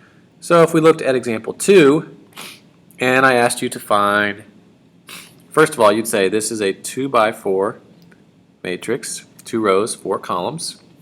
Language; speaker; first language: English; native; English